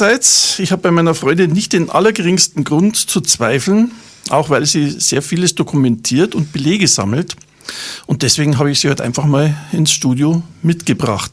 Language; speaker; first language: German; native; German